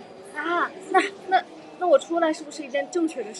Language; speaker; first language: Chinese; native; Chinese